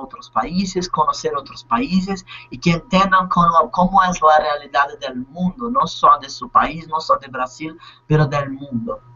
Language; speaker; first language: Spanish; non-native, learner; Portuguese